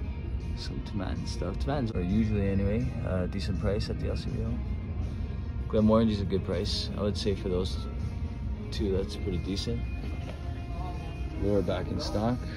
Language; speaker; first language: English; native; English